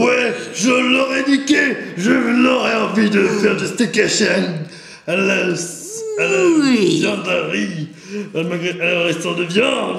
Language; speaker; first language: French; native; French